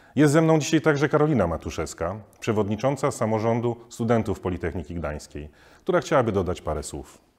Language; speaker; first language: Polish; native; Polish